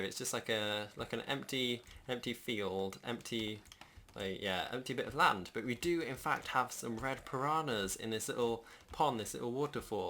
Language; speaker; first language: English; native; English